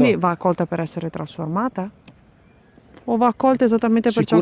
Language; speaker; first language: Italian; native; Italian